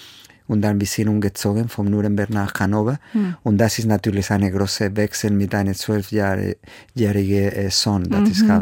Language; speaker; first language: German; non-native, fluent; Spanish